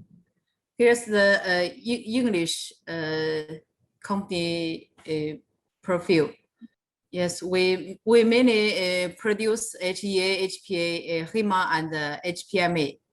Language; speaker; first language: English; non-native, fluent; Chinese